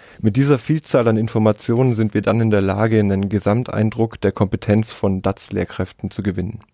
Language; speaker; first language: German; native; German